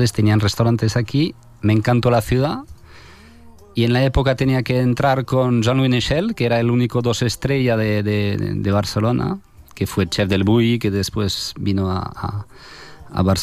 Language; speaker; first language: Spanish; non-native, fluent; French